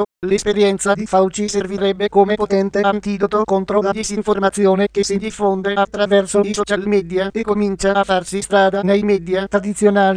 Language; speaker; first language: Italian; native; Italian